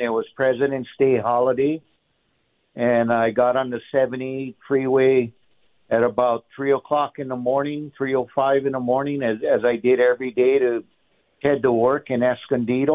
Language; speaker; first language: English; native; English